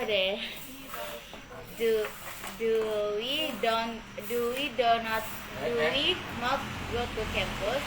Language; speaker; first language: English; non-native, learner; Indonesian